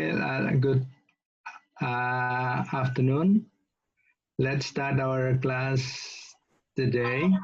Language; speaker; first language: English; non-native, local second language; Indonesian